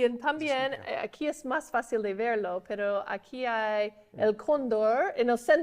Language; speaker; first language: Spanish; non-native, fluent; English